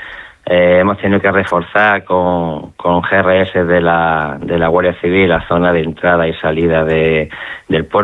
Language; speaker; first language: Spanish; native; Spanish